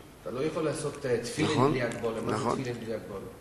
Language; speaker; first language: Hebrew; non-native, local second language; English